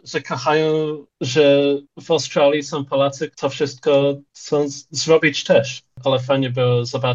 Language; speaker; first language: Polish; early bilingual, heritage; English